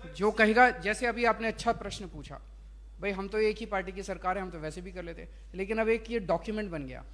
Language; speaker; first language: Hindi; native; Hindi